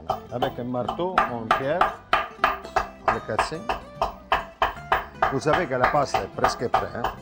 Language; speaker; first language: French; non-native, fluent; Italian